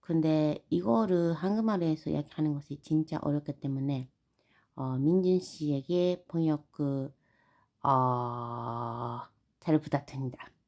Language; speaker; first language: Korean; non-native, learner; Japanese